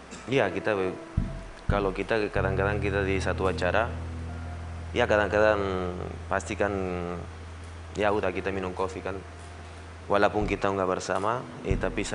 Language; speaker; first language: Indonesian; non-native, learner; Spanish